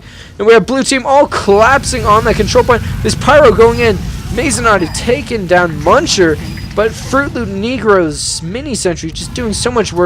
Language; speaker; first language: English; native; English